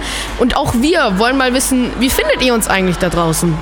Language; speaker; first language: German; native; German